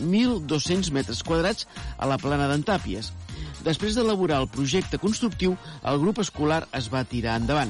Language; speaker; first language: Catalan; native; Catalan